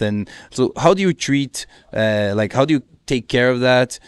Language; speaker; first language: English; non-native, fluent; Portuguese